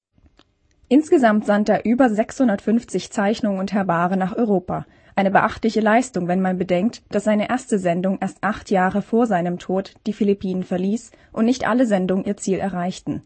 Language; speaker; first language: German; native; German